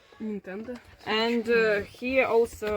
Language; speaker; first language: English; non-native, learner; Ukrainian